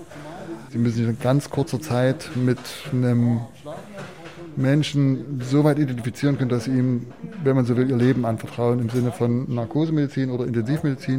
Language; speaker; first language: German; native; German